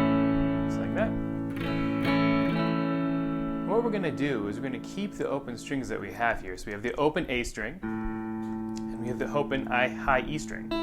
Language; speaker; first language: English; native; English